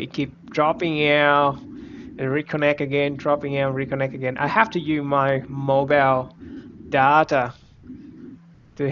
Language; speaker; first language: English; non-native, fluent; Vietnamese